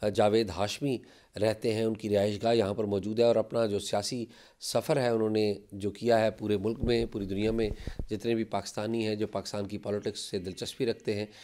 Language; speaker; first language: Urdu; native; Urdu